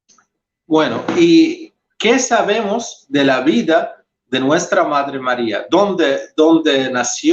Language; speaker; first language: Spanish; non-native, fluent; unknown